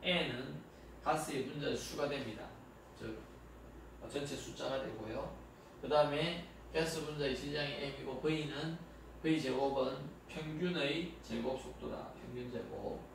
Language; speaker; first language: Korean; native; Korean